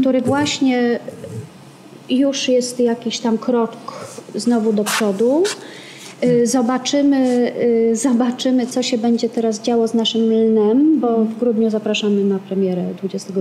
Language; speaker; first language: Polish; native; Polish